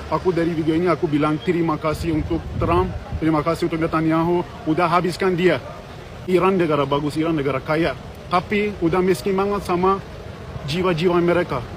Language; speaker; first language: Indonesian; non-native, learner; Persian